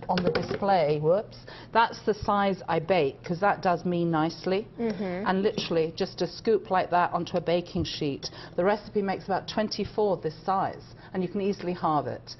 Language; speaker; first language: English; native; English